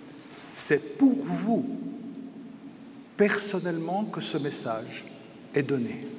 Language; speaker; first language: French; native; French